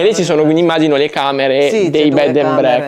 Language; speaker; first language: Italian; native; Italian